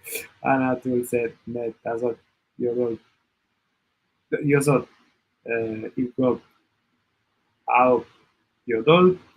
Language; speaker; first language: Korean; non-native, learner; Italian